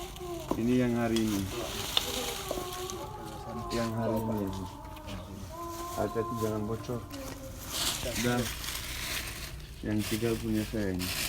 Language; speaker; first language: Indonesian; non-native, fluent; Turkish